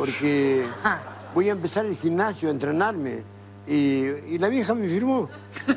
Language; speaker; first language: Spanish; native; Spanish